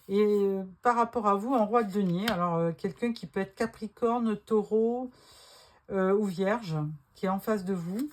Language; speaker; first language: French; native; French